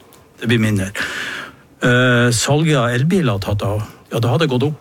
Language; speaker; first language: Norwegian; native; Norwegian